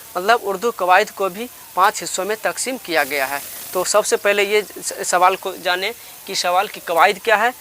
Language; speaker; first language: Hindi; native; Hindi